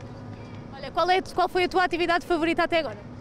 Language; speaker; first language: Portuguese; native; Portuguese